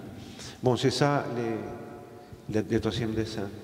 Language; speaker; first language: French; non-native, fluent; Spanish